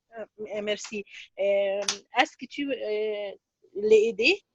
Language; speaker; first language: French; non-native, learner; Arabic